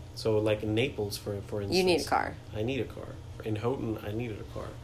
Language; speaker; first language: English; non-native, local second language; Hindi